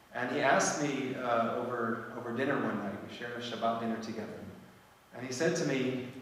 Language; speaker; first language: English; native; English